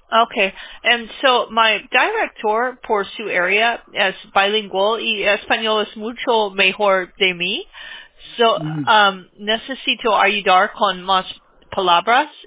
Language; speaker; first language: Spanish; non-native, learner; English